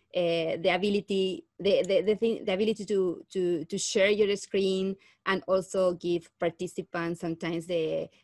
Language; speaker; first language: English; non-native, fluent; Spanish